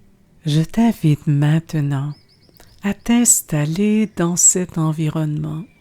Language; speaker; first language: French; native; French